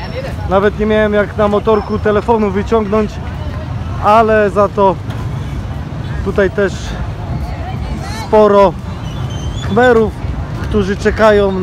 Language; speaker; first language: Polish; native; Polish